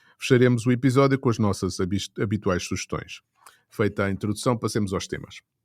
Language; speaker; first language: Portuguese; native; Portuguese